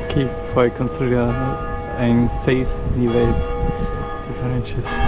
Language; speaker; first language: Portuguese; non-native, fluent; Croatian